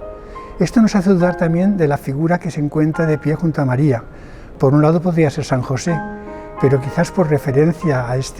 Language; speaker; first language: Spanish; native; Spanish